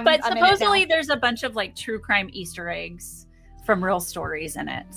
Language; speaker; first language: English; native; English